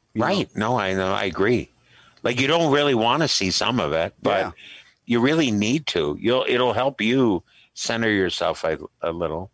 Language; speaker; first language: English; native; English